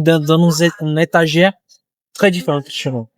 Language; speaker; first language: French; non-native, learner; Portuguese